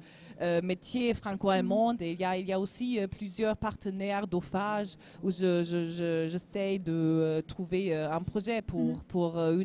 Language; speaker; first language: French; non-native, learner; German